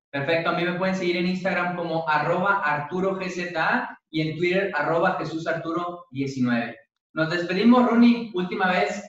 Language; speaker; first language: Spanish; native; Spanish